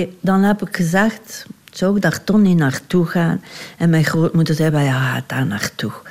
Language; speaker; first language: Dutch; native; Dutch